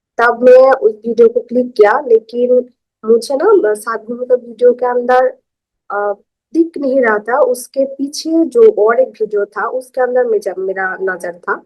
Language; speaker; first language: Hindi; non-native, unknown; Bangla